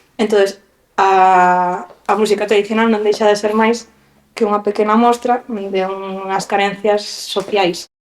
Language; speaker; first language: Galician; non-native, local second language; Spanish